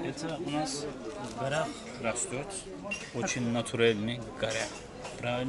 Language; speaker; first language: Russian; non-native, learner; Turkish